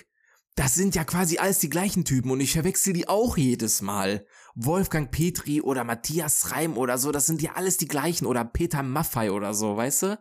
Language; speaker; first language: German; native; German